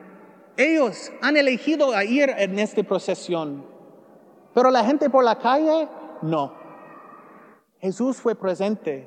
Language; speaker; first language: Spanish; non-native, learner; English